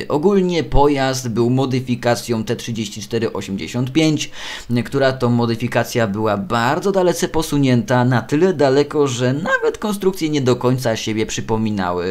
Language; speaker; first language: Polish; native; Polish